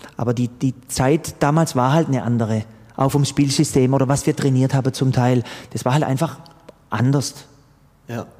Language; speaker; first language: German; early bilingual, other home language; Croatian